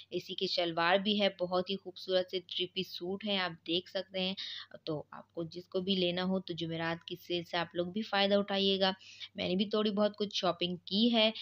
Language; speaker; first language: Urdu; native; Urdu